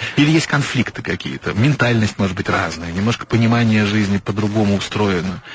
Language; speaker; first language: Russian; native; Russian